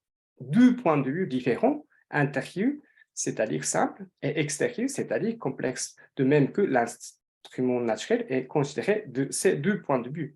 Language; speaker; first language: French; non-native, fluent; Japanese